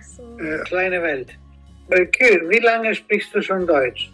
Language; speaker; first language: German; non-native, fluent; Greek